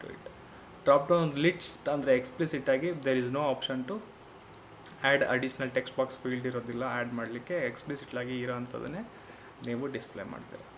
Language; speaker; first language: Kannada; native; Kannada